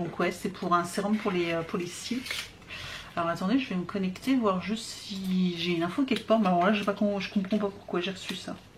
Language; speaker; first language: French; native; French